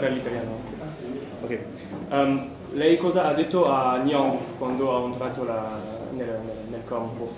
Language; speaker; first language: Italian; non-native, learner; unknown